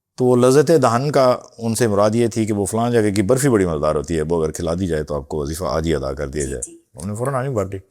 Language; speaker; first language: Urdu; non-native, local second language; Punjabi